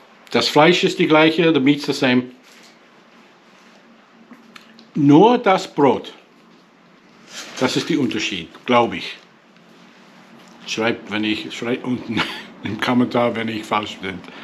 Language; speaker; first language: German; non-native, learner; English